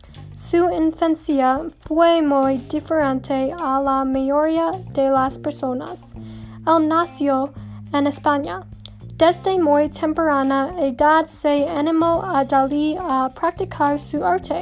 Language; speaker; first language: Spanish; non-native, learner; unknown